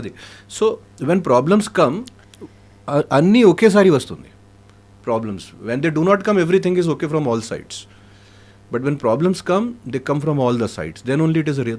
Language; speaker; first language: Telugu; non-native, fluent; Hindi